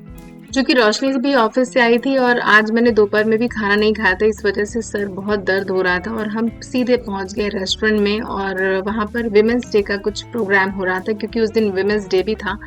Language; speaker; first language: Hindi; native; Hindi